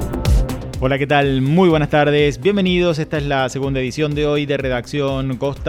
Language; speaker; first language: Spanish; native; Spanish